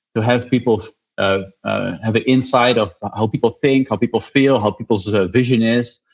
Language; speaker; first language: English; non-native, fluent; Dutch